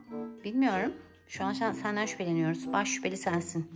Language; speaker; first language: Turkish; native; Turkish